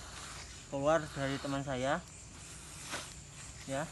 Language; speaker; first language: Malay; non-native, local second language; Javanese